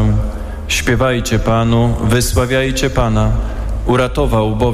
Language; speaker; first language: Polish; native; Polish